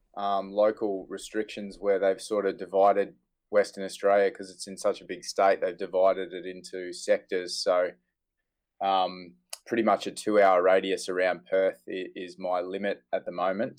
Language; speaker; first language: English; native; English